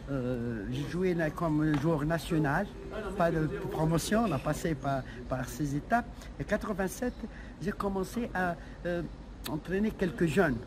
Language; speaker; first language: French; non-native, local second language; Arabic